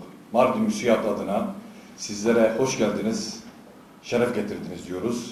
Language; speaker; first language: Turkish; native; Turkish